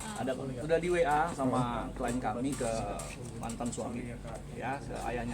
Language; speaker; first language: Indonesian; native; Indonesian